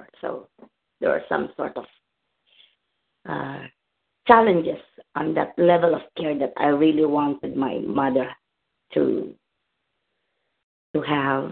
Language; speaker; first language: English; non-native, local second language; Filipino